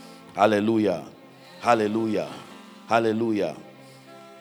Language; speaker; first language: English; non-native, local second language; Yoruba